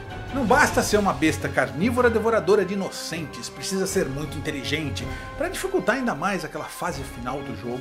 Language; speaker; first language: Portuguese; native; Portuguese